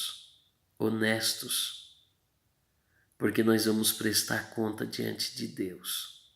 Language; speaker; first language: Portuguese; native; Portuguese